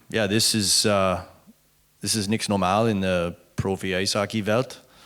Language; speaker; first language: German; non-native, learner; English